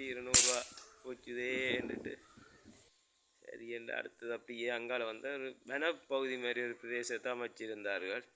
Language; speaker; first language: Tamil; native; Tamil